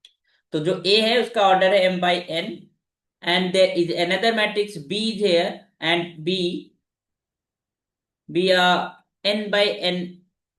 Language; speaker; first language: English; non-native, local second language; Hindi